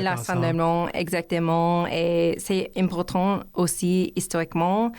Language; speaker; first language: French; non-native, learner; English